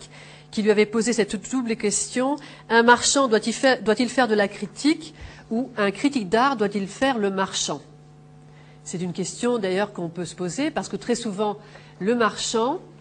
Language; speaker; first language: French; native; French